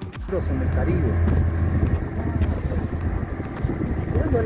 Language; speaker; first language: Spanish; native; Spanish